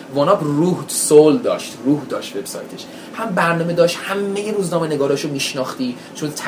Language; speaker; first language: Persian; early bilingual, heritage; Persian